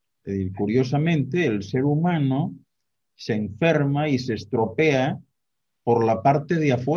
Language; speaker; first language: Spanish; native; Spanish